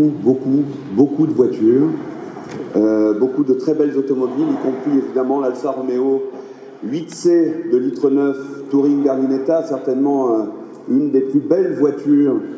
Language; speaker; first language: French; native; French